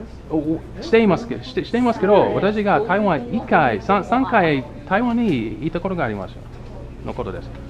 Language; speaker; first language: Japanese; non-native, learner; English